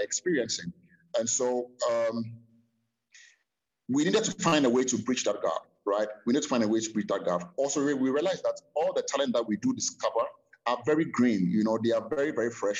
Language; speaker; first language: English; non-native, local second language; Akan